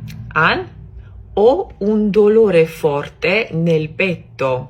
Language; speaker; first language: Italian; non-native, fluent; Georgian